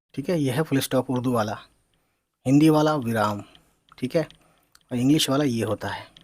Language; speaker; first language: Hindi; native; Hindi